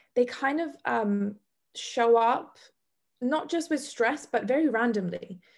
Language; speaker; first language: English; non-native, fluent; Bosnian